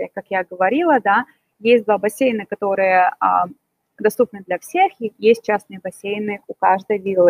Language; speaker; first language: Russian; native; Russian